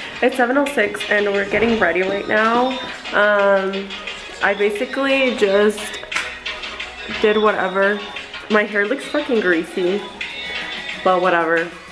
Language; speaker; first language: English; early bilingual, other home language; Spanish